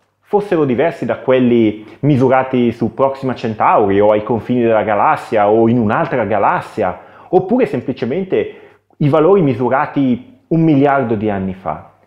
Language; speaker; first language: Italian; native; Italian